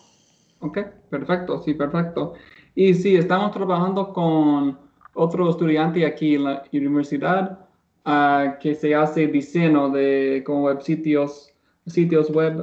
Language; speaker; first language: Spanish; non-native, learner; English